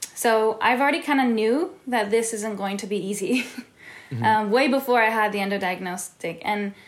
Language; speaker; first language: English; early bilingual, heritage; Hebrew